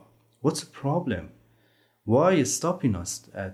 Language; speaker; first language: English; non-native, learner; Persian